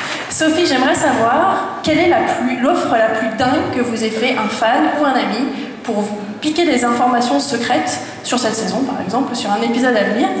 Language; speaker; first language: French; native; French